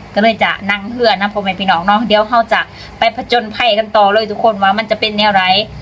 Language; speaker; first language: Thai; native; Thai